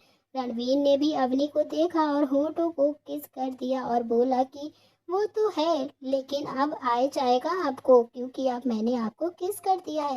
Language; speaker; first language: Hindi; native; Hindi